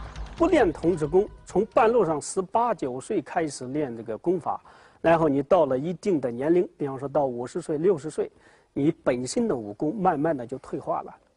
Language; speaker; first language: Chinese; native; Chinese